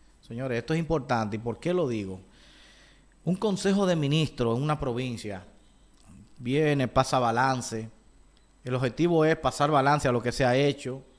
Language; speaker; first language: Spanish; native; Spanish